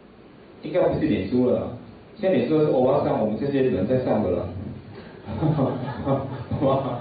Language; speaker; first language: Chinese; native; Chinese